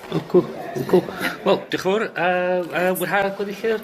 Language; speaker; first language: Welsh; native; Welsh